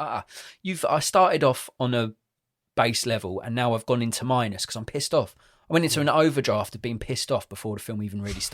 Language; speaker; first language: English; native; English